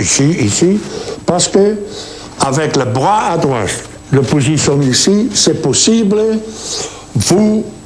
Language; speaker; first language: French; non-native, learner; Japanese